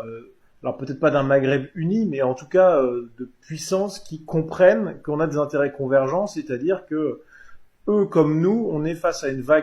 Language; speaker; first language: French; native; French